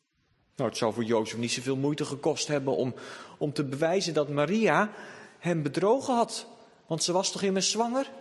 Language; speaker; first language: Dutch; native; Dutch